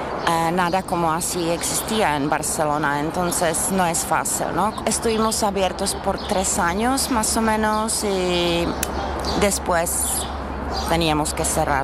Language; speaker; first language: Spanish; non-native, fluent; Czech